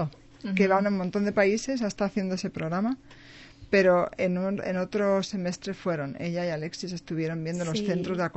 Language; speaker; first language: Spanish; native; Spanish